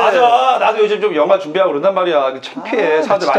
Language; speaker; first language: Korean; native; Korean